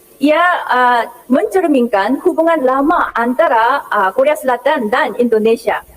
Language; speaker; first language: Malay; non-native, fluent; Korean